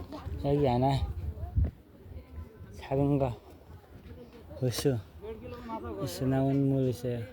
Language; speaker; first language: Korean; non-native, learner; Nepali